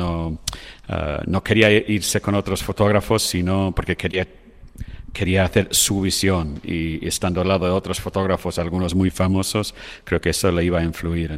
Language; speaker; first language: Spanish; non-native, fluent; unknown